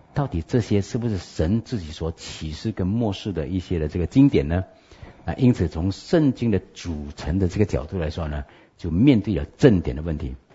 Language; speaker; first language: Chinese; native; Chinese